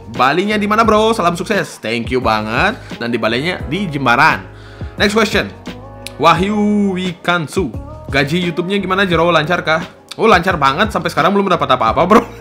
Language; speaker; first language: Indonesian; non-native, fluent; Russian